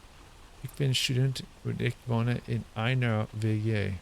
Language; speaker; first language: German; non-native, learner; English